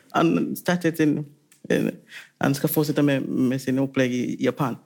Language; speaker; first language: Norwegian; non-native, fluent; Swahili